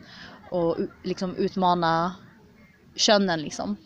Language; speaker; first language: Swedish; early bilingual, other home language; Kurdish